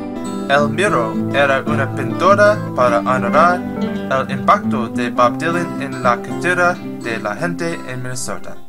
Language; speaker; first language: Spanish; non-native, learner; English